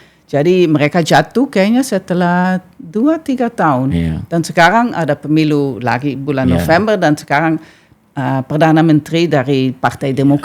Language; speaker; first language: Indonesian; non-native, fluent; Dutch